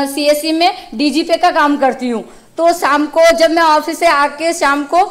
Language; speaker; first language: Hindi; native; Hindi